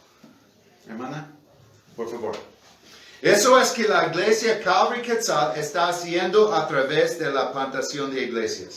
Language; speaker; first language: Spanish; non-native, fluent; English